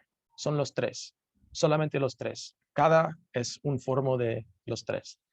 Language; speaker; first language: Spanish; non-native, learner; English